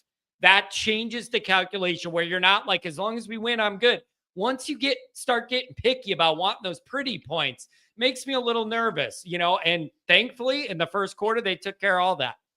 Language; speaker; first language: English; native; English